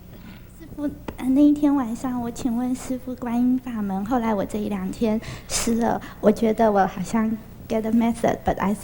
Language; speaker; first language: Chinese; early bilingual, heritage; Chinese